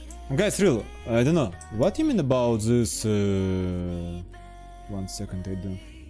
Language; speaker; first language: English; non-native, learner; Russian